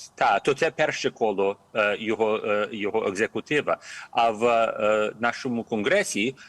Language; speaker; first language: Ukrainian; early bilingual, heritage; Ukrainian